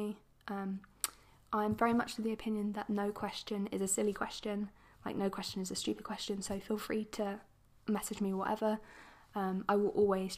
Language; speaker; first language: English; native; English